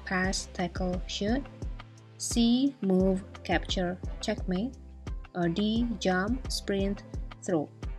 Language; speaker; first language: English; non-native, fluent; Indonesian